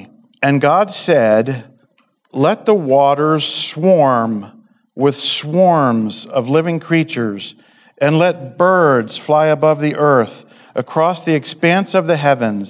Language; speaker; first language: English; native; English